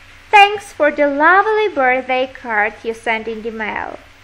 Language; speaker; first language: English; non-native, fluent; Armenian